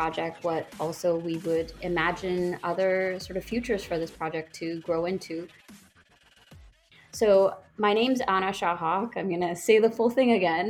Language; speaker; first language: English; non-native, local second language; Bangla